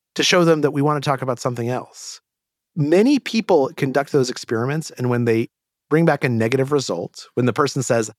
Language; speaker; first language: English; native; English